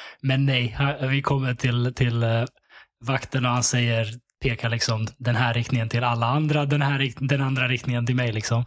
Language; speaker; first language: Swedish; early bilingual, other home language; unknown